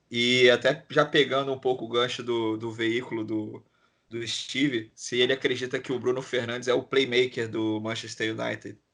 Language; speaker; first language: Portuguese; native; Portuguese